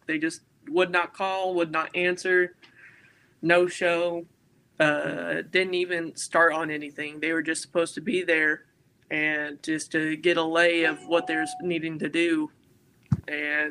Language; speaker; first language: English; native; English